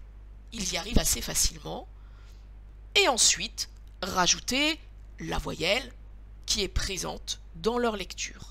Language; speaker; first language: French; native; French